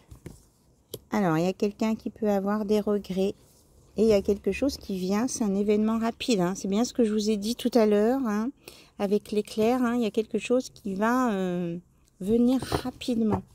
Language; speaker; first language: French; native; French